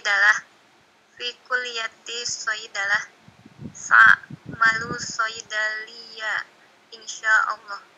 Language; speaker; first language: Arabic; non-native, learner; Indonesian